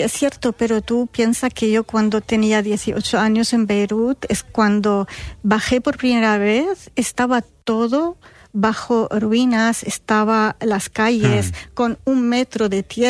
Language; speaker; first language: Spanish; non-native, fluent; Arabic